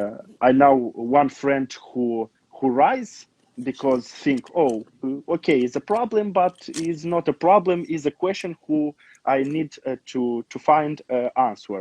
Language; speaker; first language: English; non-native, learner; Romanian